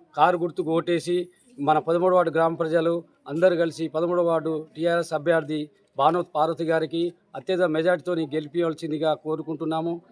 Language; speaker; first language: Telugu; native; Telugu